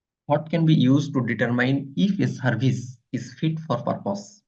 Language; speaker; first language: English; non-native, local second language; Bangla